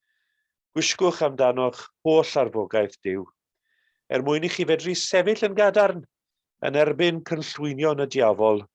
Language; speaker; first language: Welsh; native; Welsh